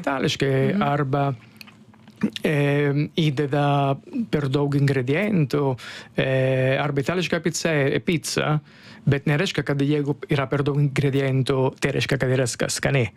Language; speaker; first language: Lithuanian; non-native, learner; Italian